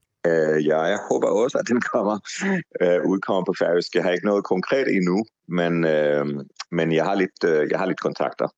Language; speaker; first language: Danish; non-native, fluent; Hebrew